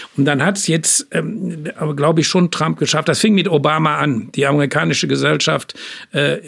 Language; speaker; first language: German; native; German